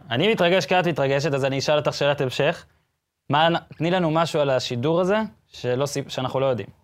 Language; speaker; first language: Hebrew; native; Hebrew